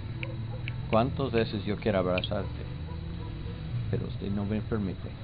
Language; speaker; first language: Spanish; non-native, learner; English